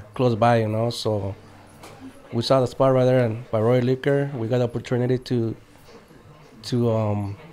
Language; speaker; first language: English; native; English